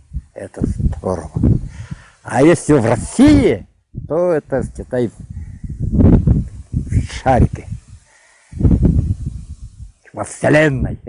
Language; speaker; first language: Russian; non-native, local second language; Yakut